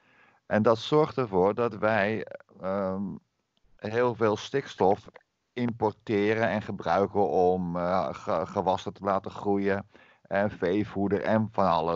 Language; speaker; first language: Dutch; native; Dutch